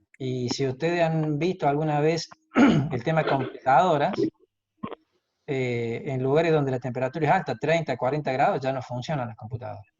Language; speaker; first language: Spanish; native; Spanish